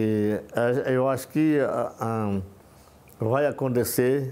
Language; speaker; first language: Portuguese; non-native, local second language; Yanomámi